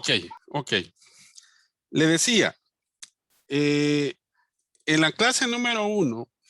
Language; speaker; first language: Spanish; native; Spanish